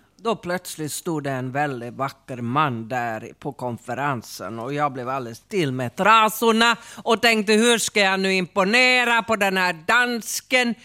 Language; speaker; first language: Swedish; native; Swedish